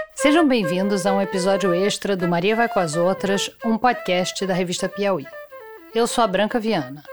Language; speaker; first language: Portuguese; native; Portuguese